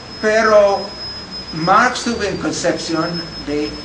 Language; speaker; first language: Spanish; non-native, fluent; English